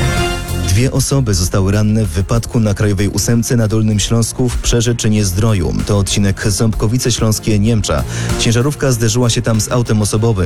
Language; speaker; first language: Polish; native; Polish